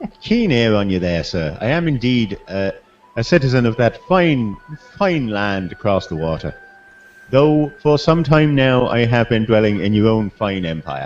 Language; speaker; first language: English; native; English